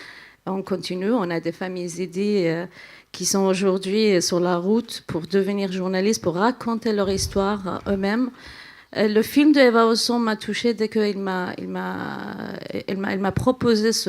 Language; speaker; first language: French; non-native, fluent; Central Kurdish